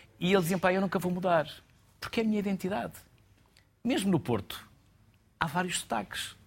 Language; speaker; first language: Portuguese; native; Portuguese